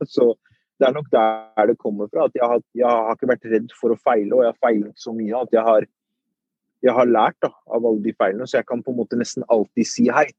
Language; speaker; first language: Norwegian; early bilingual, other home language; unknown